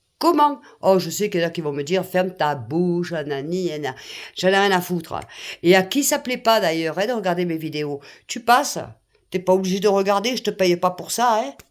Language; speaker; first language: French; native; French